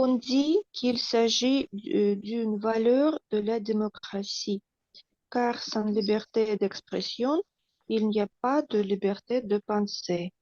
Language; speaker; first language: French; non-native, learner; Russian